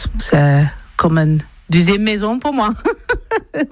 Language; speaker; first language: French; non-native, learner; English